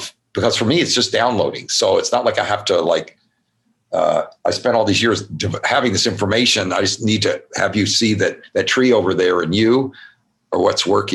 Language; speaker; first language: English; native; English